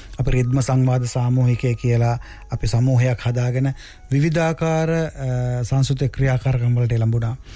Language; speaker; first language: Sinhala; non-native, local second language; Tamil